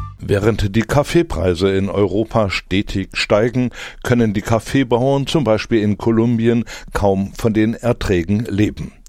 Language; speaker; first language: German; native; German